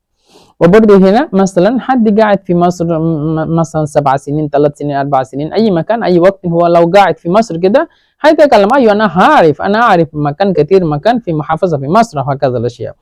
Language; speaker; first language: Arabic; non-native, learner; Bangla